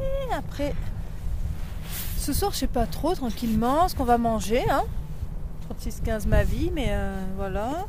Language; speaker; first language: French; native; French